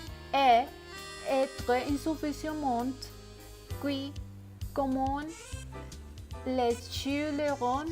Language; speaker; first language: French; non-native, learner; Spanish